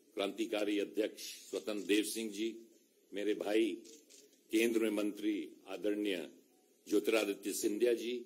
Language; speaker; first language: Hindi; native; Hindi